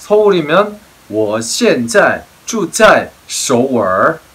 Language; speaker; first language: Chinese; non-native, fluent; Korean